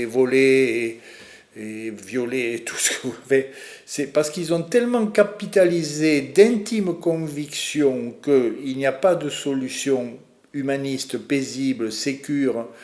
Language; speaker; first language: French; native; French